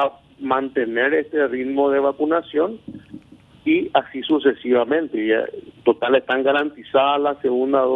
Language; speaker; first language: Spanish; native; Spanish